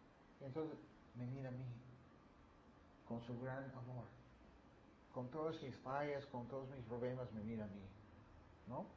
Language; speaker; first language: Spanish; non-native, fluent; English